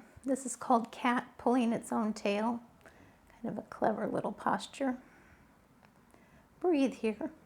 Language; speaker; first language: English; native; English